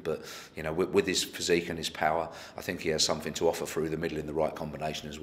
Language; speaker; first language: English; native; English